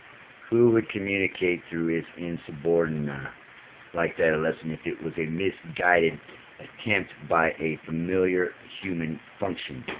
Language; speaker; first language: English; native; English